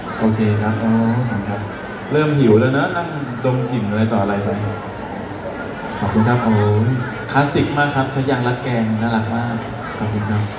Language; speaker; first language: Thai; native; Thai